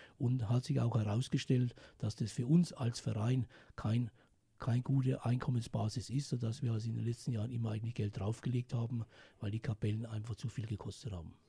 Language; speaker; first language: German; native; German